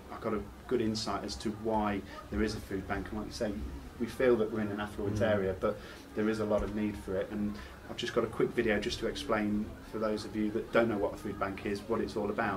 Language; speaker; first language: English; native; English